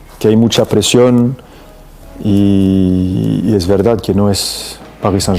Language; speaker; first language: Spanish; non-native, fluent; French